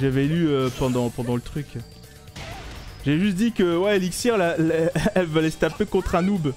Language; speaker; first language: French; native; French